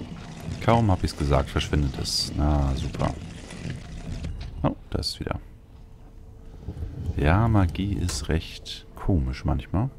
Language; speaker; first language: German; native; German